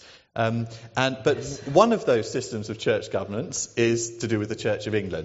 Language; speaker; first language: English; native; English